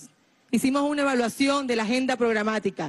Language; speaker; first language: Spanish; native; Spanish